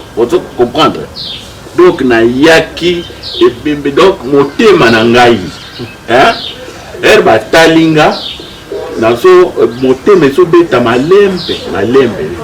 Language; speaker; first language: Lingala; non-native, local second language; Kituba (Democratic Republic of Congo)